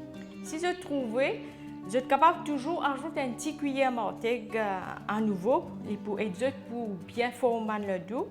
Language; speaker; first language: French; non-native, local second language; Morisyen